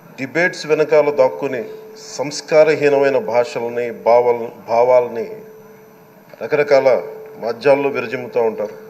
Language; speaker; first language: Telugu; native; Telugu